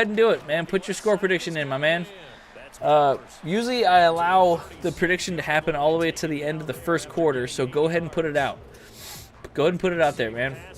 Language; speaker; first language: English; native; English